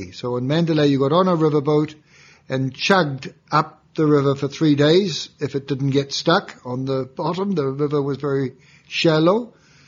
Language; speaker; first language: English; native; English